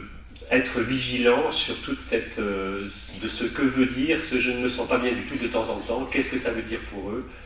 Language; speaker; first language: French; native; French